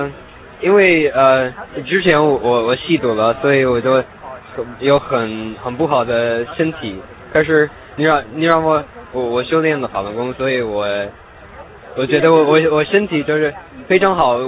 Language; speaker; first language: Chinese; non-native, learner; English